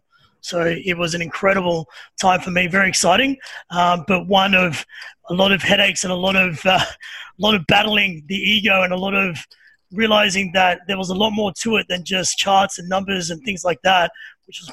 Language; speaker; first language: English; native; English